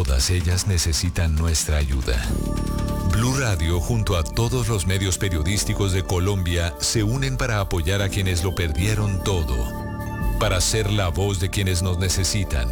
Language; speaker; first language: Spanish; native; Spanish